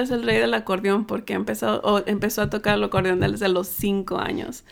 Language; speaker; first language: Spanish; early bilingual, other home language; English